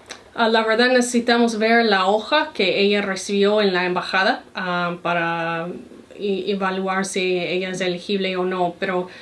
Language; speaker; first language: Spanish; non-native, fluent; English